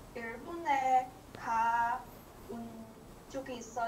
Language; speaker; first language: Korean; non-native, learner; English